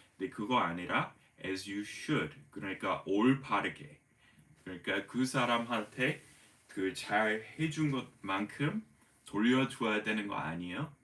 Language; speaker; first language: Korean; non-native, fluent; English